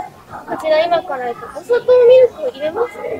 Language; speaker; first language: Japanese; native; Japanese